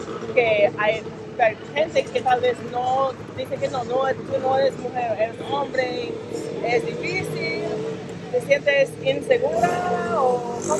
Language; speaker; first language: Spanish; non-native, learner; English